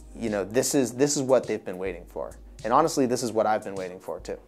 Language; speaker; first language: English; native; English